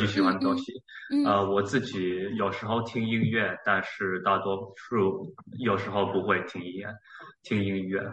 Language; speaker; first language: Chinese; early bilingual, heritage; Chinese